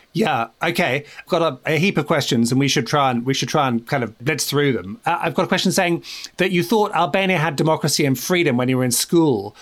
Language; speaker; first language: English; native; English